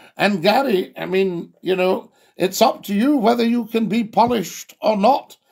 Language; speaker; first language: English; native; English